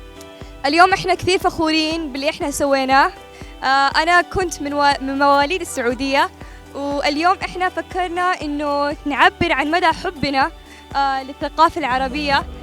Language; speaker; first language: Arabic; early bilingual, heritage; Arabic